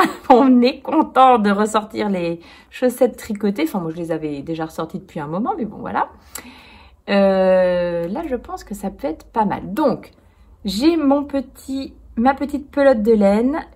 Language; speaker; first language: French; native; French